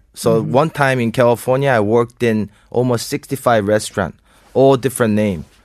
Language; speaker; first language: English; non-native, fluent; Korean